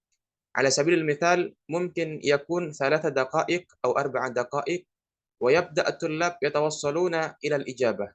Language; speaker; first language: Arabic; non-native, learner; Indonesian